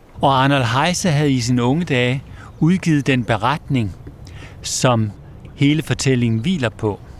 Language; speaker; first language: Danish; native; Danish